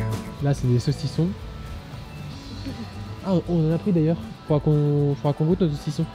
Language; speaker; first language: French; native; French